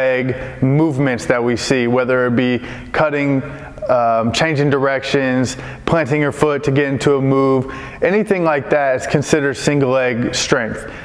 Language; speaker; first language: English; native; English